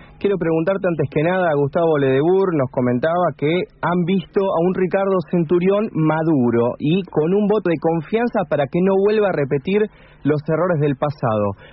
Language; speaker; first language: Spanish; native; Spanish